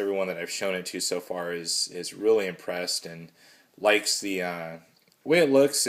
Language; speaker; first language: English; native; English